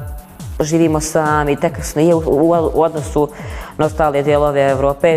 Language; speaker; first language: Bosnian; native; Bosnian